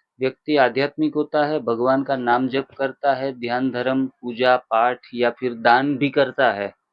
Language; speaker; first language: Hindi; non-native, local second language; Gujarati